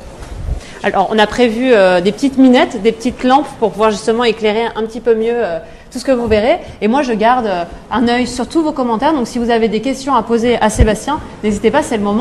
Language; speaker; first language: French; native; French